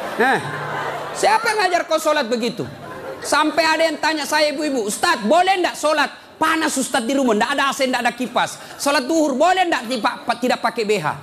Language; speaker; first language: Indonesian; native; Indonesian